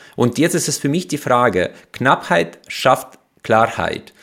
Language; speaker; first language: German; non-native, fluent; Russian